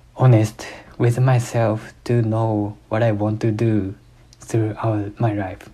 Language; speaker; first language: English; non-native, fluent; Japanese